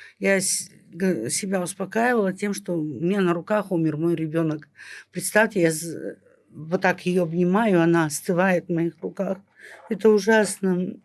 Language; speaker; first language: Russian; native; Russian